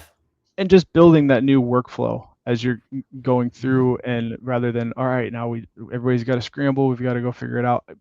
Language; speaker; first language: English; native; English